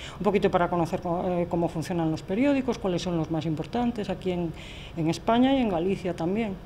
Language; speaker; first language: Spanish; native; Spanish